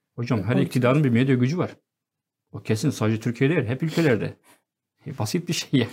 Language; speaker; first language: Turkish; non-native, fluent; Arabic